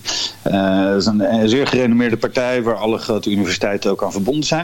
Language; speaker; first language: Dutch; native; Dutch